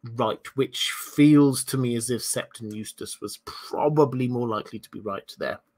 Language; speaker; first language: English; native; English